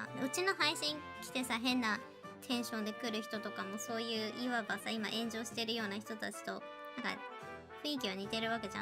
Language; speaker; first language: Japanese; native; Japanese